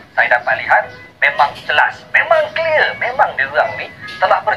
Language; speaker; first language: Malay; native; Malay